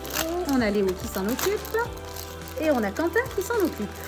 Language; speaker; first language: French; native; French